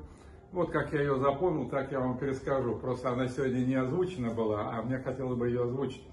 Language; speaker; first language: Russian; native; Russian